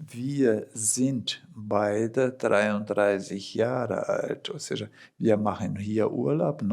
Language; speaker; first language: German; non-native, fluent; Portuguese